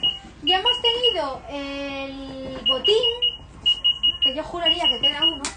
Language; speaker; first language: Spanish; native; Spanish